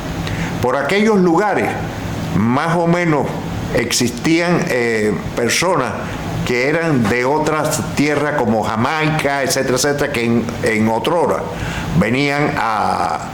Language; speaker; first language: Spanish; native; Spanish